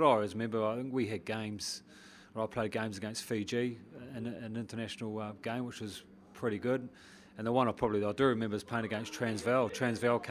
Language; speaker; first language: English; native; English